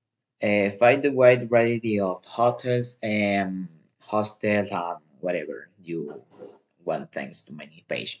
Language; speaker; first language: English; non-native, learner; Spanish